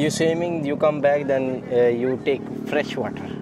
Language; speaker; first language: English; non-native, learner; Urdu